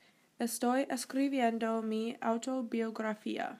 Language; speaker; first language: Spanish; non-native, learner; English